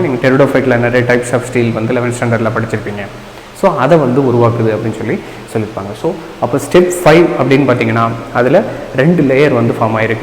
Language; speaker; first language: Tamil; native; Tamil